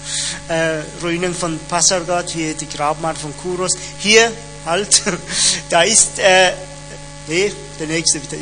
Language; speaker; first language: German; non-native, fluent; Persian